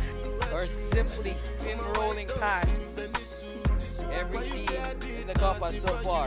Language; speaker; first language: English; non-native, local second language; Filipino